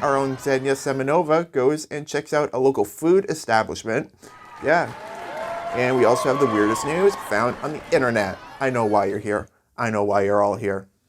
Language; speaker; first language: English; native; English